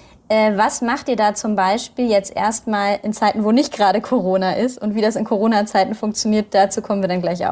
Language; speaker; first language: German; native; German